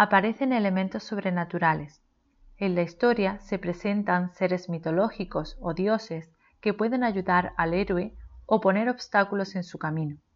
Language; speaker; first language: Spanish; native; Spanish